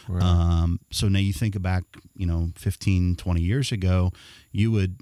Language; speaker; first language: English; native; English